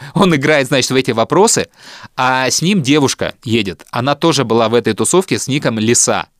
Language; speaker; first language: Russian; native; Russian